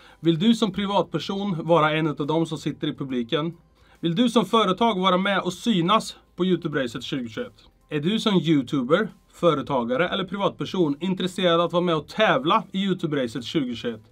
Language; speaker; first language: Swedish; native; Swedish